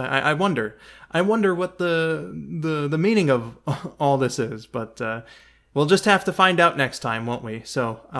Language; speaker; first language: English; native; English